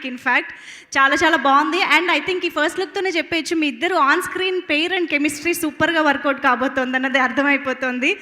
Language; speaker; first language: Telugu; native; Telugu